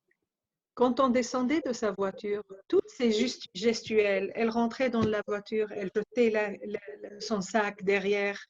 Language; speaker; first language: French; non-native, fluent; Arabic